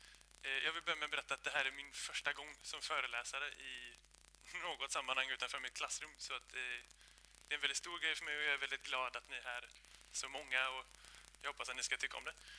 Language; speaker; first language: Swedish; native; Swedish